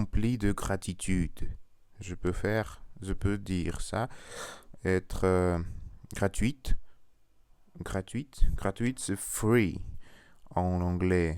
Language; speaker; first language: French; non-native, learner; Russian